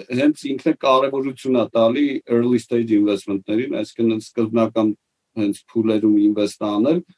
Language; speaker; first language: Armenian; native; Armenian